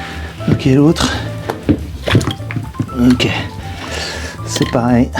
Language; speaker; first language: French; native; French